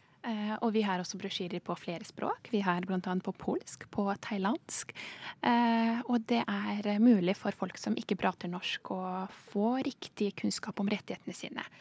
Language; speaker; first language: Norwegian; non-native, fluent; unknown